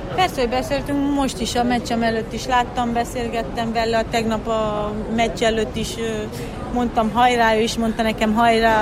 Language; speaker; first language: Hungarian; non-native, local second language; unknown